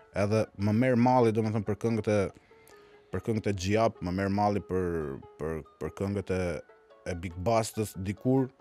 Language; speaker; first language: Albanian; native; Albanian